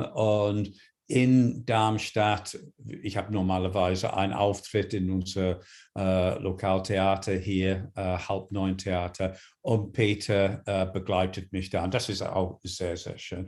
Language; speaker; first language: German; non-native, fluent; English